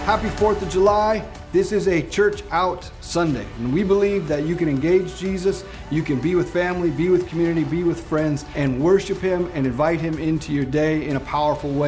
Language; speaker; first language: English; native; English